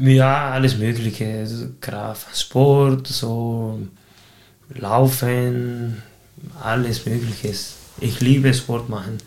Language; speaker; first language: German; non-native, fluent; Spanish